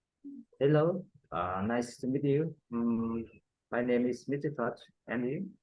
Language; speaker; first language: English; non-native, learner; Vietnamese